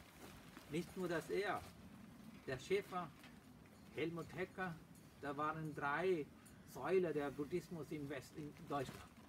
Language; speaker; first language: German; non-native, fluent; Sinhala